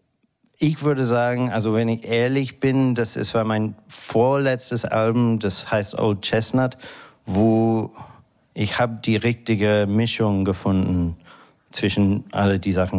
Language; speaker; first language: German; non-native, fluent; English